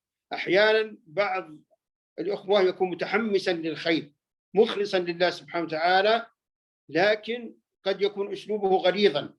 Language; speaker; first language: Arabic; native; Arabic